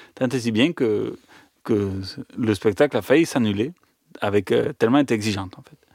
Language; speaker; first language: French; native; French